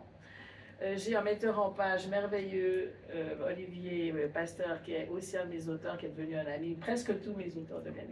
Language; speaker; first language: French; native; French